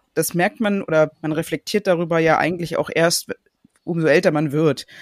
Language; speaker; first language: German; native; German